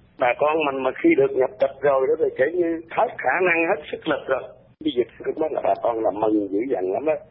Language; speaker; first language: Vietnamese; early bilingual, heritage; Vietnamese